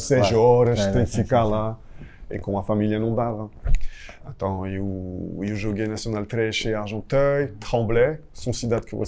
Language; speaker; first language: Portuguese; non-native, fluent; French